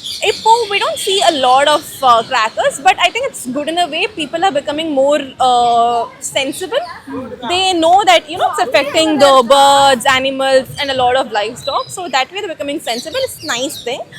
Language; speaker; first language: English; non-native, local second language; Tamil